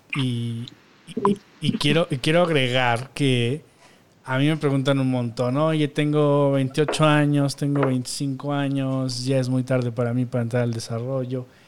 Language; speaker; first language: Spanish; native; Spanish